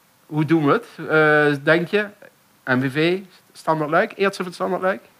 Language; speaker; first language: Dutch; native; Dutch